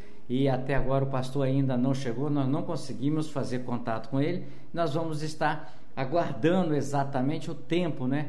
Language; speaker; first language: Portuguese; native; Portuguese